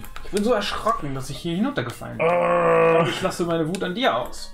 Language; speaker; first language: German; native; German